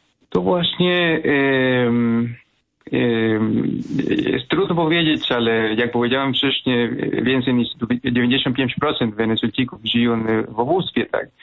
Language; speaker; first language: Polish; non-native, fluent; Spanish